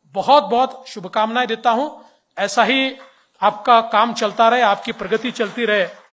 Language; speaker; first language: Hindi; non-native, local second language; Marathi